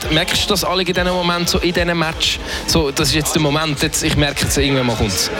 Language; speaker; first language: German; native; German